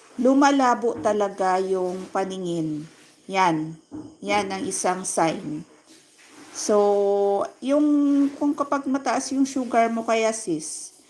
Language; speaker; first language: Filipino; non-native, local second language; Hiligaynon